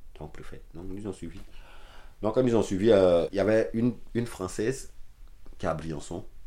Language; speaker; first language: French; non-native, local second language; Dyula